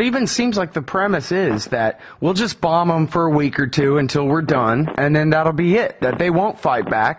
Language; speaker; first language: English; native; English